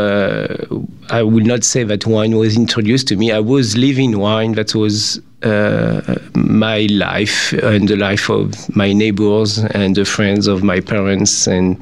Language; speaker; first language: English; non-native, fluent; French